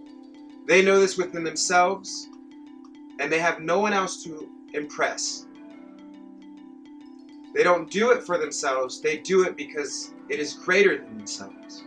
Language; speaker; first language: English; native; English